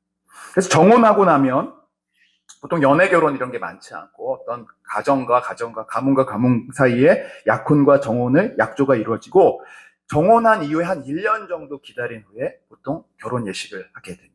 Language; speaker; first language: Korean; native; Korean